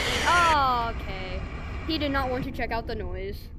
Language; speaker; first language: English; native; English